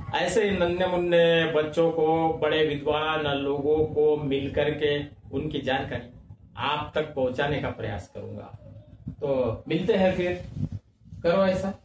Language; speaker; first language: Hindi; non-native, local second language; Marathi